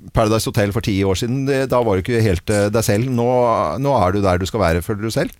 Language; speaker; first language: Norwegian; native; Norwegian